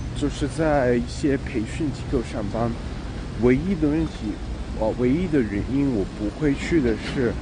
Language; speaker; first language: Chinese; non-native, fluent; English